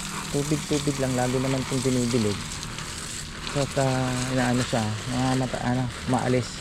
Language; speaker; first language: Filipino; native; Filipino